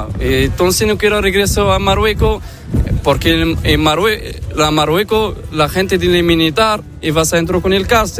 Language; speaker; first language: Spanish; non-native, learner; Arabic